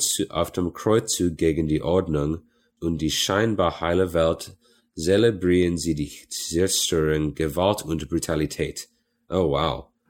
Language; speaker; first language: German; non-native, fluent; English